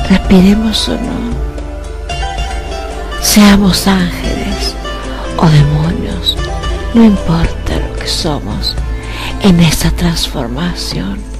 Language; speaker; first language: Spanish; native; Spanish